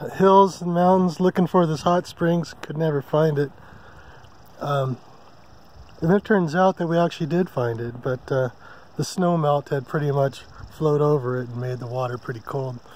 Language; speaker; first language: English; native; English